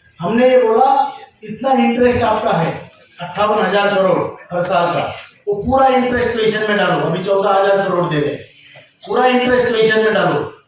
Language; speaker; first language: Hindi; non-native, local second language; Marathi